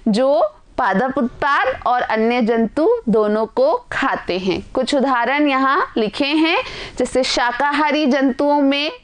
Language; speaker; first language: Hindi; native; Hindi